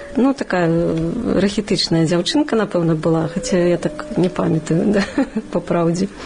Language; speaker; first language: Belarusian; non-native, local second language; Russian